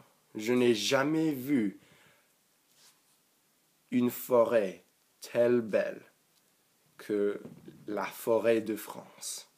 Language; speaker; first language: French; non-native, learner; English